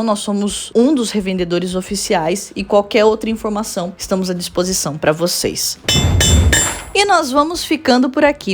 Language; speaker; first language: Portuguese; native; Portuguese